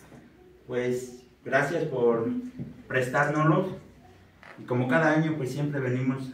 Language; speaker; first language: Spanish; native; Spanish